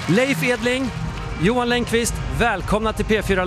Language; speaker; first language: Swedish; native; Swedish